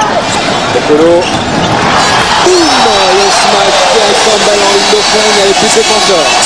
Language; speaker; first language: French; native; French